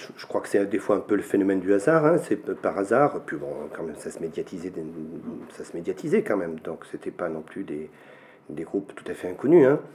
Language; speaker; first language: French; native; French